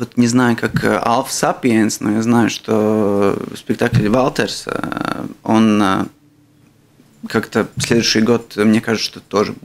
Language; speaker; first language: Russian; non-native, local second language; Latvian